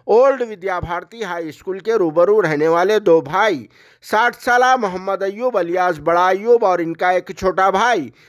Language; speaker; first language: Hindi; non-native, local second language; Urdu